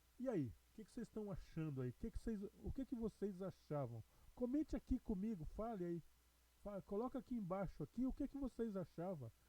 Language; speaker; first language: Portuguese; native; Portuguese